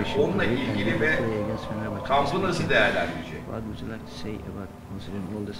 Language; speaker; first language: Turkish; native; Turkish